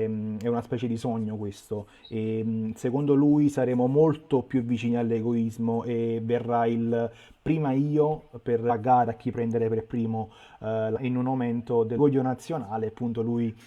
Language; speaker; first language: Italian; native; Italian